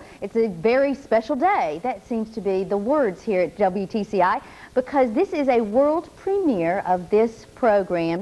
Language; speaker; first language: English; native; English